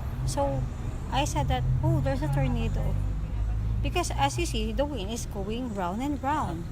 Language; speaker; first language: English; non-native, learner; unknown